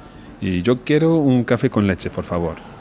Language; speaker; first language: Spanish; non-native, fluent; English